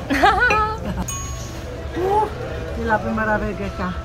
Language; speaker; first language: Spanish; non-native, fluent; Romanian